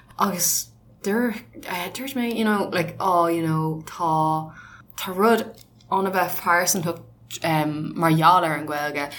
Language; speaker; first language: Irish; non-native, local second language; English